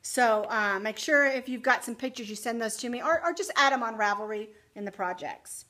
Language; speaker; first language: English; native; English